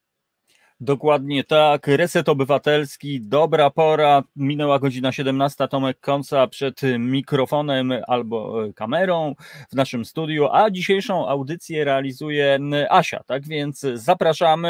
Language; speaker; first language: Polish; native; Polish